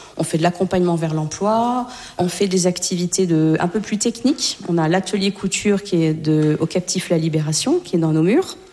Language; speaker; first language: French; native; French